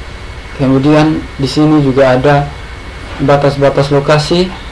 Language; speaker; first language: Indonesian; native; Indonesian